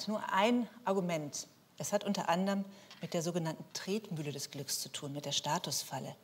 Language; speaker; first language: German; native; German